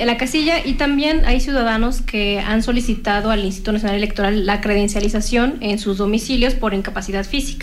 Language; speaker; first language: Spanish; native; Spanish